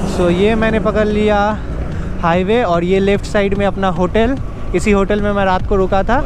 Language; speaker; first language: Hindi; native; Hindi